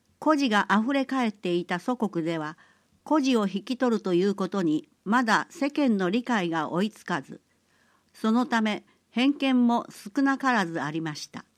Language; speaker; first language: Japanese; early bilingual, other home language; Persian